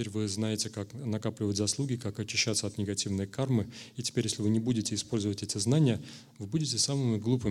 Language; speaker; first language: Russian; native; Russian